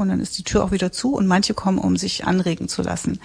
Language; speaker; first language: German; native; German